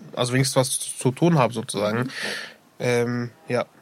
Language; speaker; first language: German; early bilingual, other home language; Arabic